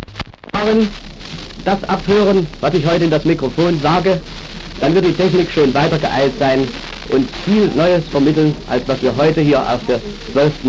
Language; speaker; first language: German; native; German